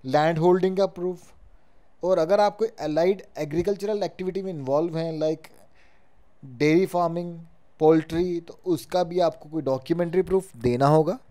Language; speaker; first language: Hindi; native; Hindi